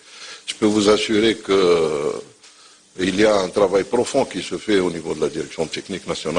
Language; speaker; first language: French; non-native, local second language; Arabic